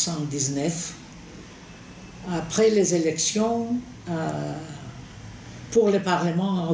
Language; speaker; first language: French; non-native, fluent; Greek